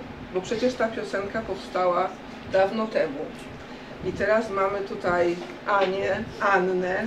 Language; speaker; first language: Polish; native; Polish